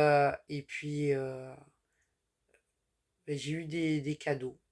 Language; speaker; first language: French; native; French